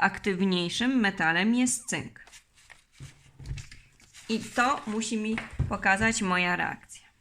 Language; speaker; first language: Polish; native; Polish